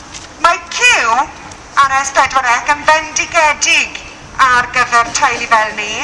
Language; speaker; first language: Welsh; non-native, local second language; English